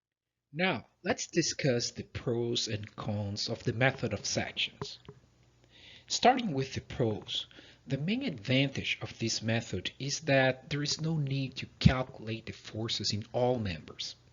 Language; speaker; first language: English; non-native, fluent; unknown